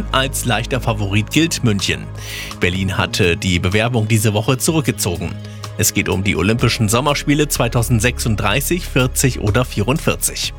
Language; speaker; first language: German; native; German